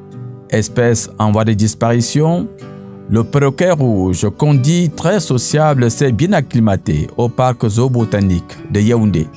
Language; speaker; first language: French; native; French